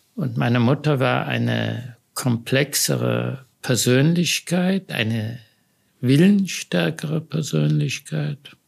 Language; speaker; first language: German; native; German